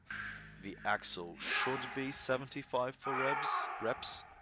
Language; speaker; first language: English; non-native, fluent; German